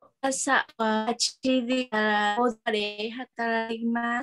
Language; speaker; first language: Japanese; non-native, learner; Vietnamese